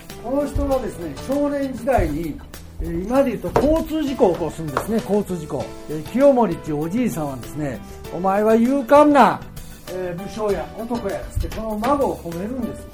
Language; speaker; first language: Japanese; native; Japanese